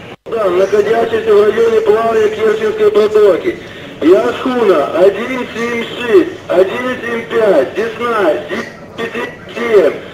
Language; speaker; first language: Russian; non-native, local second language; Ukrainian